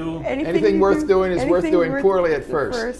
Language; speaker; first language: English; native; English